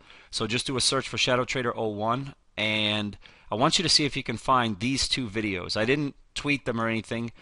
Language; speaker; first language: English; native; English